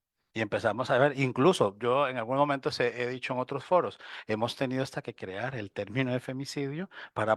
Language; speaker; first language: Spanish; native; Spanish